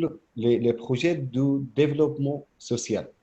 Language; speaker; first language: French; non-native, fluent; Arabic